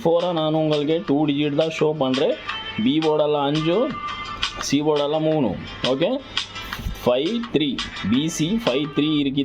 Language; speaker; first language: Tamil; non-native, learner; Kannada